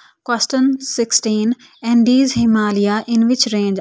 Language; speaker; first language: English; non-native, local second language; Urdu